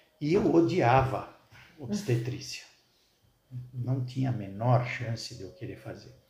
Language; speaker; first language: Portuguese; early bilingual, other home language; Arabic